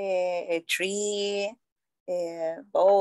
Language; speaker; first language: English; non-native, learner; Spanish